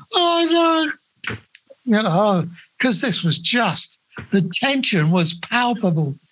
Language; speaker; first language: English; native; English